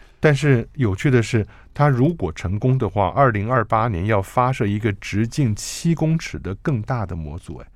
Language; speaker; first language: Chinese; native; Chinese